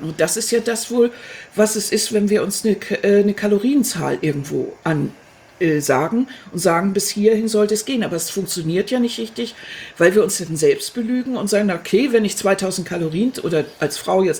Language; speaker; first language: German; native; German